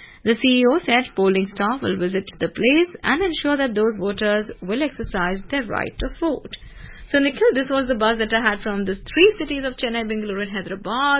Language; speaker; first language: English; non-native, local second language; Hindi